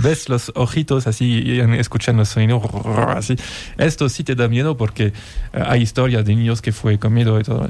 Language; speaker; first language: Spanish; non-native, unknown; French